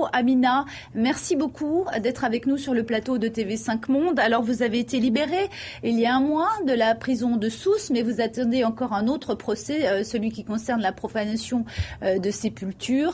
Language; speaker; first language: French; native; French